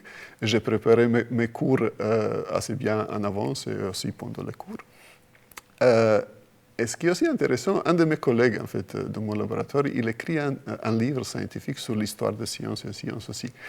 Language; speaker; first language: French; non-native, fluent; Croatian